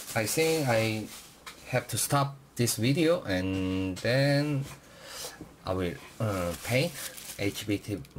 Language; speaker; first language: English; non-native, learner; Korean